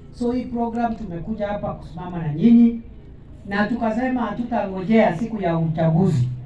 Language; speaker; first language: Swahili; non-native, local second language; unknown